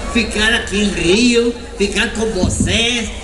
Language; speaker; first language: Portuguese; non-native, learner; Spanish